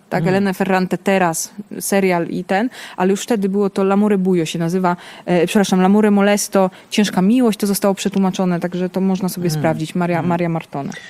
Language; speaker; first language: Polish; early bilingual, other home language; Italian